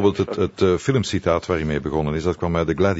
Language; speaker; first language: Dutch; native; Dutch